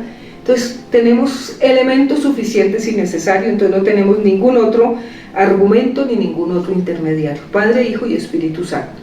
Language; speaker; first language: Spanish; native; Spanish